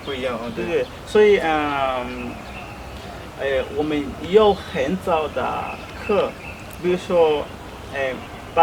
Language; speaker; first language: Chinese; non-native, learner; Swahili